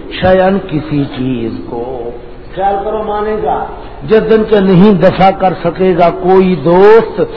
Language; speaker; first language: Urdu; non-native, local second language; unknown